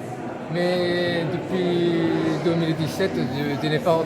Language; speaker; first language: French; non-native, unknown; Japanese